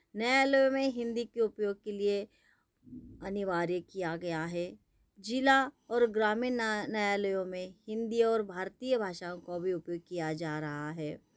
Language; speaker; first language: Hindi; non-native, local second language; Marathi